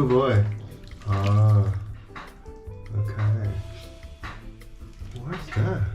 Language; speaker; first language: English; non-native, learner; Korean